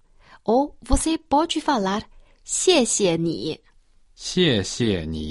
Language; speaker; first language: Portuguese; non-native, fluent; Chinese